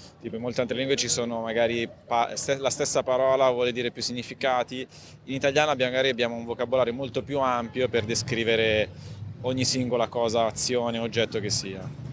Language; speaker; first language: Italian; native; Italian